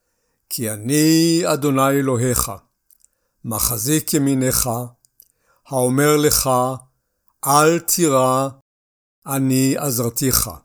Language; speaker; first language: Hebrew; native; Hebrew